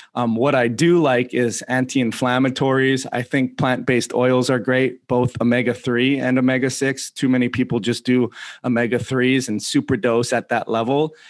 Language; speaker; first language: English; native; English